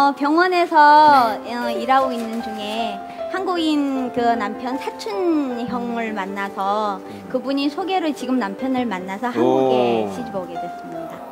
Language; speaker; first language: Korean; non-native, fluent; Chinese